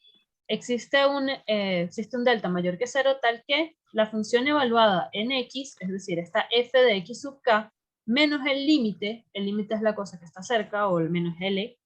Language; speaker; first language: Spanish; native; Spanish